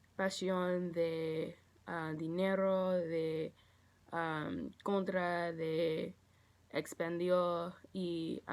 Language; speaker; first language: Spanish; non-native, learner; English